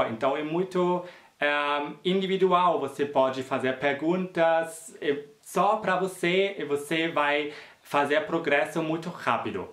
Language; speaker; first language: Portuguese; non-native, fluent; German